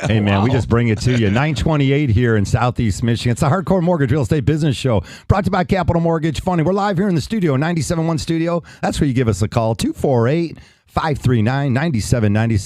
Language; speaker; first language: English; native; English